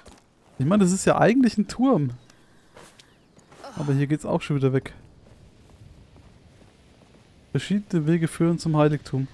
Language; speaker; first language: German; native; German